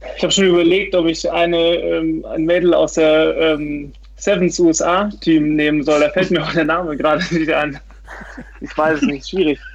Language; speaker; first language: German; native; German